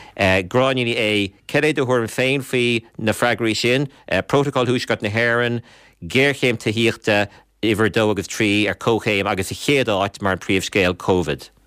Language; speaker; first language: Irish; native; Irish